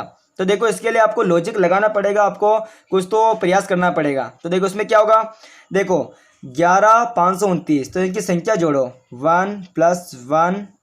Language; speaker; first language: Hindi; native; Hindi